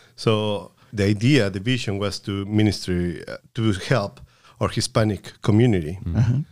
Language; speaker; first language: English; non-native, fluent; Spanish